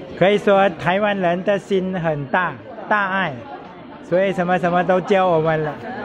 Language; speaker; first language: Chinese; non-native, fluent; Thai